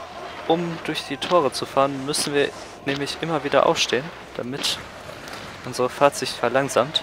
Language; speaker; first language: German; native; German